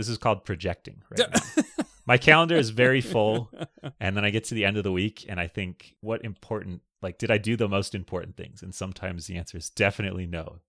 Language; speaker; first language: English; native; English